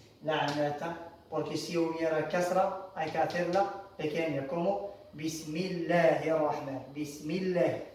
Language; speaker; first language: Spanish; non-native, fluent; Arabic